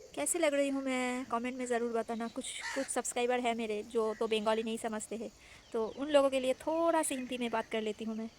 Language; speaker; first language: Hindi; non-native, local second language; Bangla